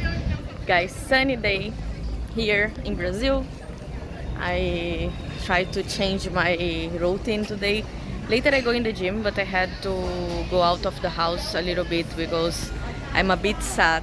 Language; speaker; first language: English; non-native, learner; Portuguese